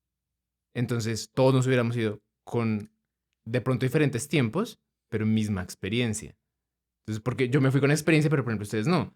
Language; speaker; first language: Spanish; native; Spanish